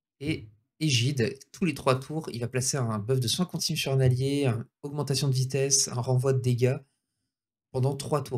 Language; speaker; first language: French; native; French